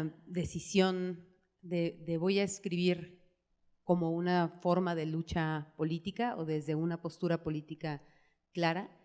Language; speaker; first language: Spanish; native; Spanish